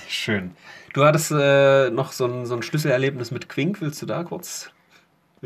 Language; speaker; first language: German; native; German